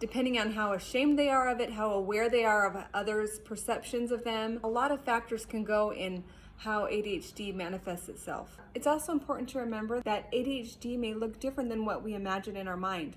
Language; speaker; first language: English; native; English